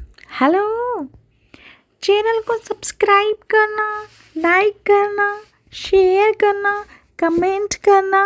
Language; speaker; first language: Hindi; native; Hindi